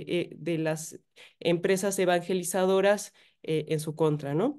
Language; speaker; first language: Spanish; native; Spanish